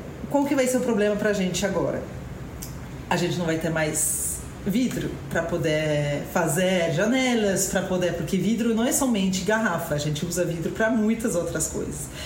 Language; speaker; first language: Portuguese; non-native, fluent; French